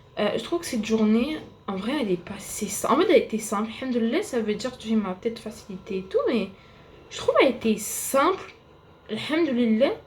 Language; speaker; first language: French; native; French